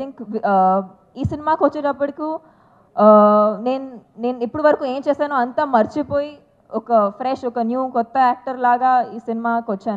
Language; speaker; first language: Telugu; non-native, fluent; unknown